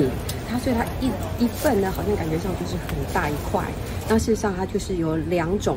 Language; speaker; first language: Chinese; native; Chinese